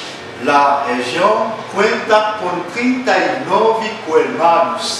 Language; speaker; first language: Spanish; non-native, fluent; Haitian Creole